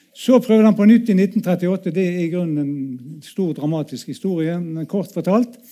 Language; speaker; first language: Norwegian; native; Norwegian